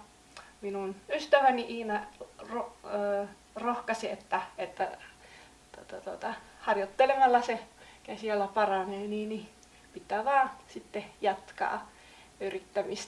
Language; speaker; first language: Finnish; native; Finnish